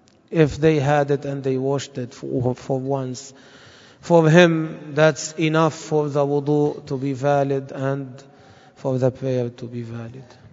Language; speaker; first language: English; non-native, fluent; Arabic